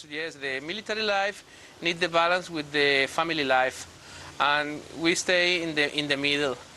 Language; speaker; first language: English; non-native, learner; Spanish